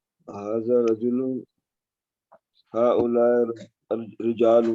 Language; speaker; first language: Arabic; non-native, learner; Urdu